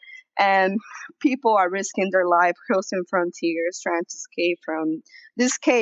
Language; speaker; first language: English; native; English